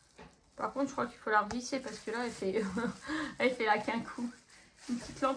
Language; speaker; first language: French; native; French